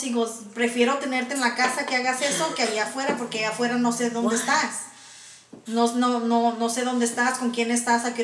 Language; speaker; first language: Spanish; early bilingual, heritage; Spanish